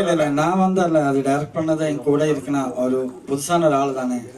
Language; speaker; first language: Tamil; non-native, learner; Malayalam